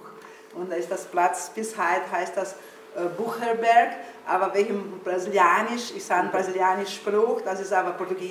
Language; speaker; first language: German; early bilingual, heritage; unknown